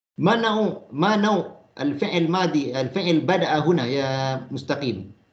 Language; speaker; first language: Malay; native; Malay